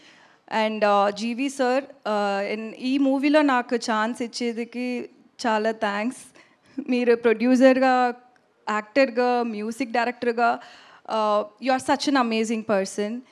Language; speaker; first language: Telugu; non-native, learner; Tamil